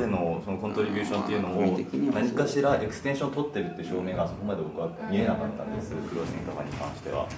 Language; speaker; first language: Japanese; native; Japanese